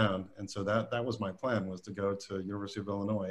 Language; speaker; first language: English; native; English